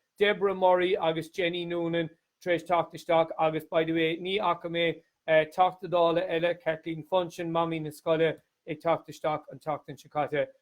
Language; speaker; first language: Irish; native; Irish